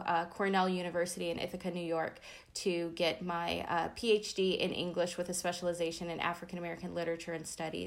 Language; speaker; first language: English; native; English